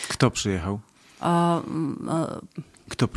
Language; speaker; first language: Russian; non-native, learner; Polish